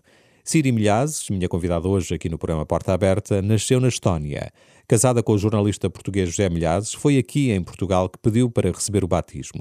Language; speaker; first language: Portuguese; native; Portuguese